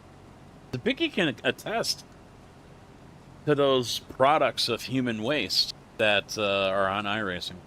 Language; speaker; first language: English; native; English